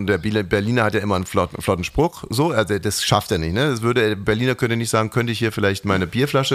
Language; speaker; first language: German; native; German